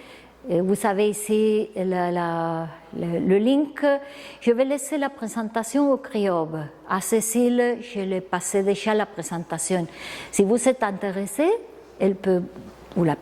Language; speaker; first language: French; non-native, fluent; Spanish